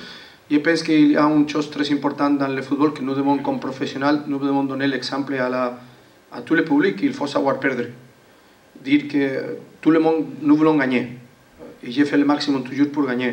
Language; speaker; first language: French; non-native, learner; Spanish